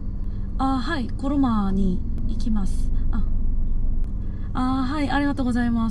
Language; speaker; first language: Japanese; non-native, learner; Korean